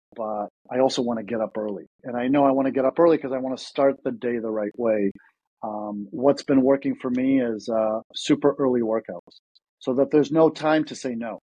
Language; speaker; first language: English; early bilingual, other home language; Russian